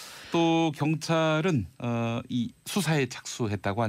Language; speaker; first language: Korean; native; Korean